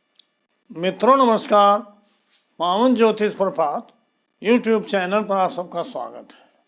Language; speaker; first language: Hindi; native; Hindi